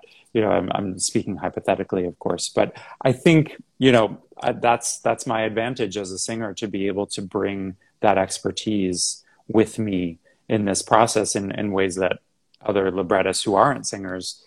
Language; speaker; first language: English; native; English